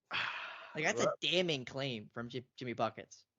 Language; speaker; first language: English; native; English